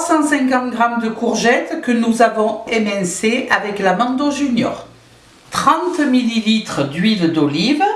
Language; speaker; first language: French; native; French